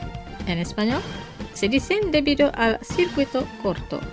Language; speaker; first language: Spanish; non-native, fluent; Indonesian